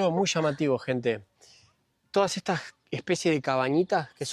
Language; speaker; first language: Spanish; native; Spanish